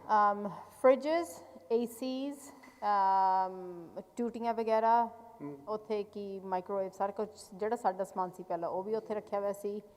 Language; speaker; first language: Punjabi; early bilingual, heritage; Punjabi